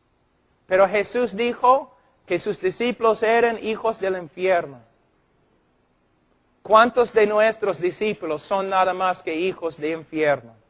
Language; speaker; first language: Spanish; non-native, fluent; English